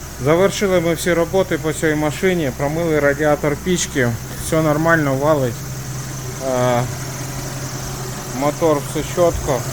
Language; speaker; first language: Ukrainian; native; Ukrainian